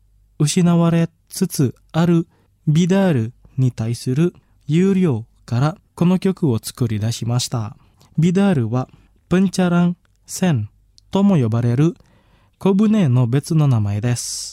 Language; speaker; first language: Japanese; non-native, fluent; Indonesian